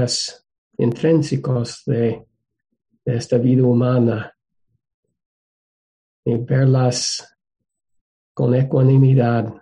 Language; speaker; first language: Spanish; non-native, fluent; English